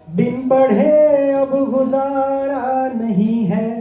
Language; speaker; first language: Hindi; non-native, local second language; Marathi